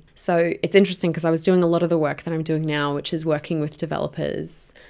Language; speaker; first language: English; native; English